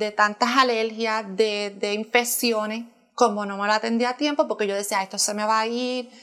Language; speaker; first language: Spanish; native; Spanish